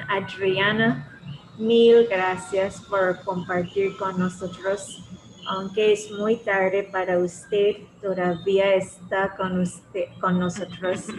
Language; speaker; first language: Spanish; non-native, fluent; English